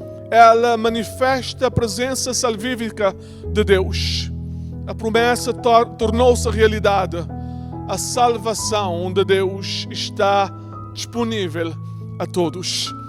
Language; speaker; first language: Portuguese; native; Portuguese